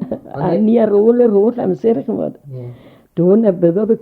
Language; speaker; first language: Welsh; native; Welsh